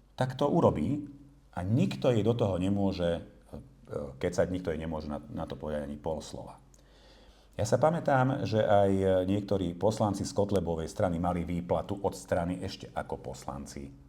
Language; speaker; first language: Slovak; non-native, local second language; Hungarian